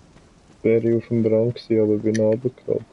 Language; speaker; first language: German; native; German